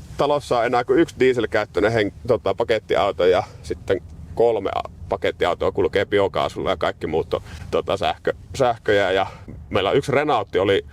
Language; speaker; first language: Finnish; native; Finnish